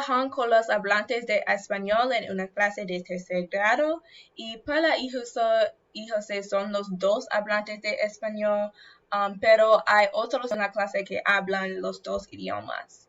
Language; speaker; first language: Spanish; non-native, learner; English